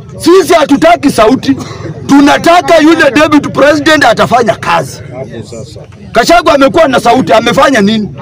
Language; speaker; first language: Swahili; native; Swahili